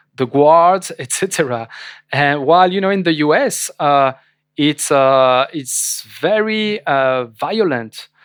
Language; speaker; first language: English; non-native, fluent; French